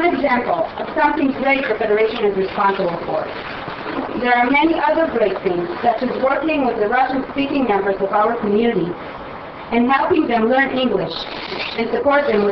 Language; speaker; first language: English; non-native, fluent; Hebrew